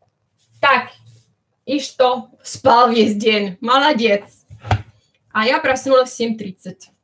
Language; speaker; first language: Russian; early bilingual, heritage; Italian